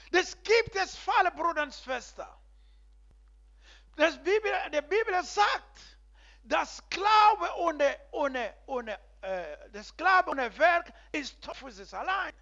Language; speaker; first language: German; non-native, learner; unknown